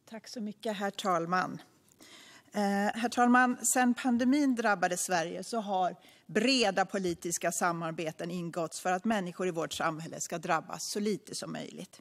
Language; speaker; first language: Swedish; native; Swedish